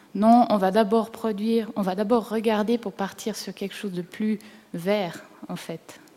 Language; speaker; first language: French; native; French